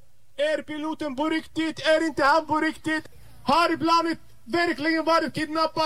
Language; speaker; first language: Swedish; non-native, fluent; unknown